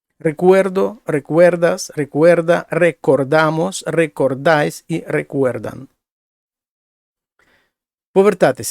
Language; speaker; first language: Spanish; non-native, fluent; Ukrainian